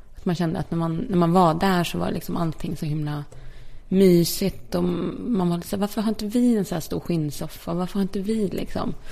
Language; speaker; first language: Swedish; early bilingual, other home language; Polish